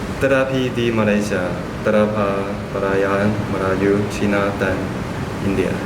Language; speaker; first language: Indonesian; non-native, learner; Chinese